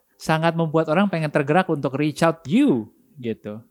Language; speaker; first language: Indonesian; native; Indonesian